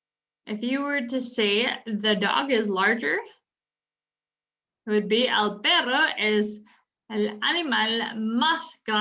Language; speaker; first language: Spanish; non-native, fluent; English